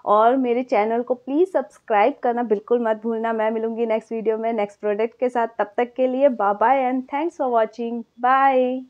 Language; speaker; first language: Hindi; native; Hindi